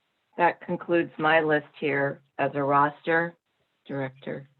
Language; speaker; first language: English; native; English